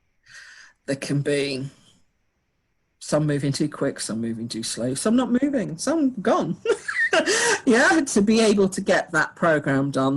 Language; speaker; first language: English; native; English